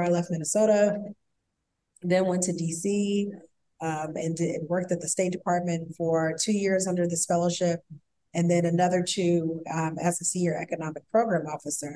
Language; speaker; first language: English; native; English